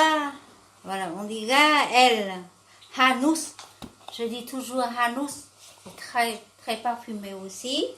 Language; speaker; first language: French; non-native, fluent; Vietnamese